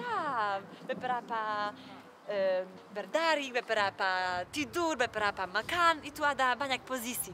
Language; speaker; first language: Indonesian; non-native, learner; Polish